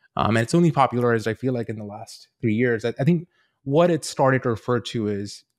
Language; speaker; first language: English; native; English